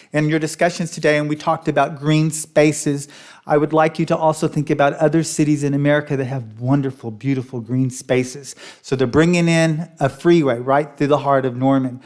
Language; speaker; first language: English; native; English